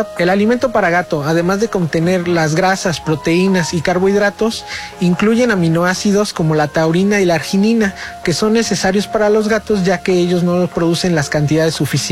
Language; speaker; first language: Spanish; native; Spanish